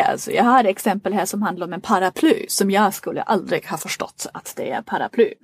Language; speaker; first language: Swedish; non-native, fluent; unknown